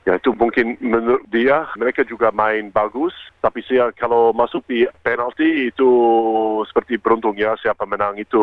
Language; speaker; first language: Indonesian; non-native, fluent; Croatian